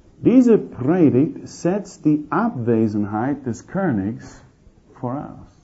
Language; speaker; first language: German; non-native, fluent; English